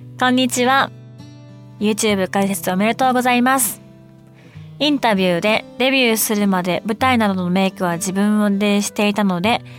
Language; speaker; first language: Japanese; native; Japanese